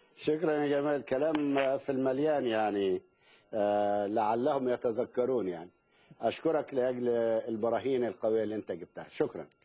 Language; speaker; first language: Arabic; native; Arabic